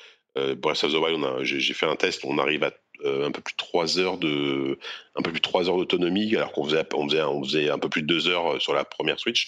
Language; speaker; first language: French; native; French